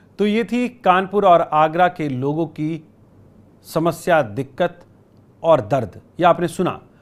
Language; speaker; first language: Hindi; native; Hindi